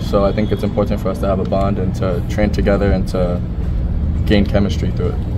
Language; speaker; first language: English; early bilingual, other home language; Spanish